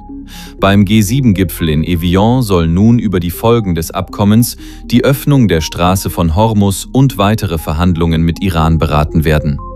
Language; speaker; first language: German; native; German